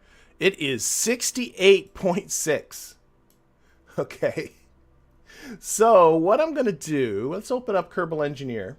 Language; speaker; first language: English; native; English